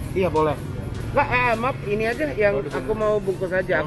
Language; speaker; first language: Indonesian; non-native, learner; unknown